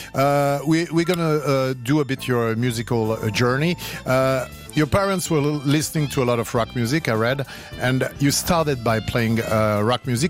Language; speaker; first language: English; non-native, fluent; French